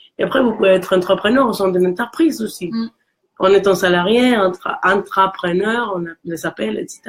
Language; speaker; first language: French; non-native, fluent; Spanish